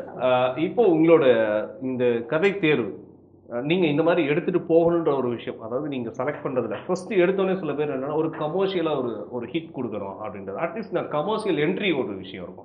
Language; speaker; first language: Tamil; native; Tamil